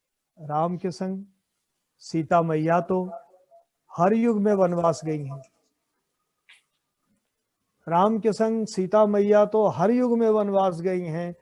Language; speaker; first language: Hindi; native; Hindi